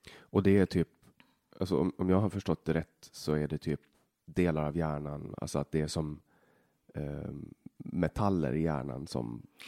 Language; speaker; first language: Swedish; native; Swedish